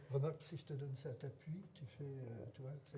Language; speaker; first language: French; native; French